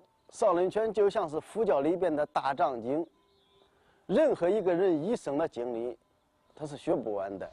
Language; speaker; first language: Chinese; native; Chinese